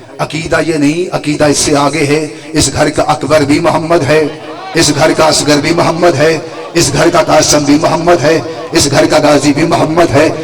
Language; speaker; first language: Urdu; non-native, local second language; Punjabi